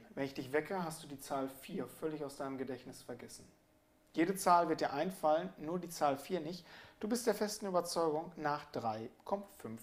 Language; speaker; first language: German; native; German